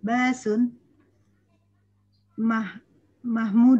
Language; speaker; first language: Arabic; non-native, learner; Indonesian